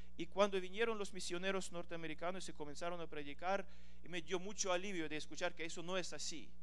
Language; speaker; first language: Spanish; non-native, fluent; Ukrainian